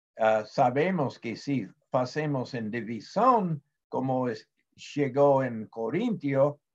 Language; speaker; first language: Portuguese; non-native, fluent; Spanish